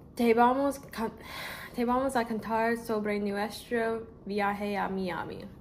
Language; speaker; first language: Spanish; non-native, learner; English